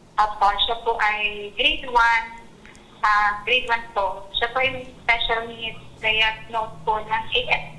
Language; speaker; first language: Filipino; native; Filipino